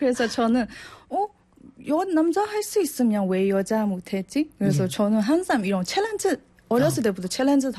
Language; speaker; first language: Korean; non-native, learner; Burmese